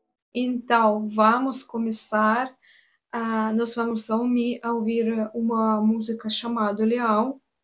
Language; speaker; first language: Portuguese; non-native, learner; Russian